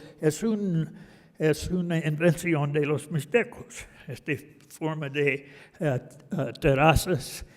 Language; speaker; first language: Spanish; non-native, fluent; English